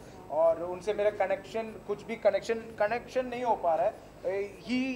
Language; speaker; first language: Hindi; non-native, local second language; Malayalam